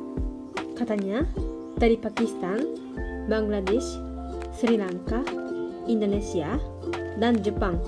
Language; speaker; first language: Indonesian; non-native, fluent; Japanese